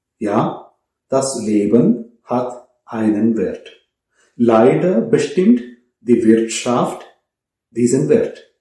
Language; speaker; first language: German; non-native, fluent; Malayalam